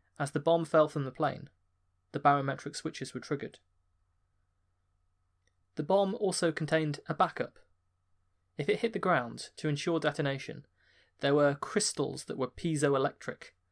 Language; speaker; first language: English; native; English